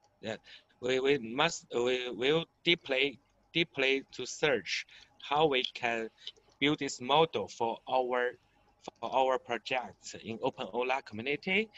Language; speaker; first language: English; non-native, learner; Chinese